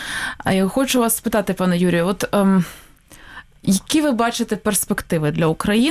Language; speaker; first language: Ukrainian; native; Ukrainian